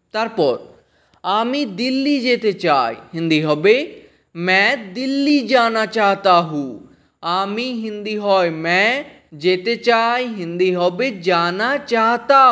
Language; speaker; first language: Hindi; non-native, fluent; Bangla